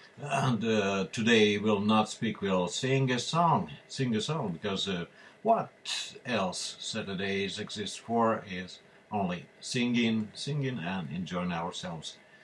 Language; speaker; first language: English; non-native, fluent; Russian